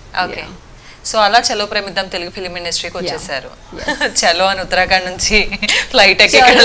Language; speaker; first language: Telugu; native; Telugu